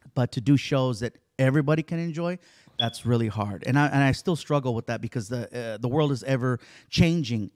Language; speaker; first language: English; early bilingual, other home language; Spanish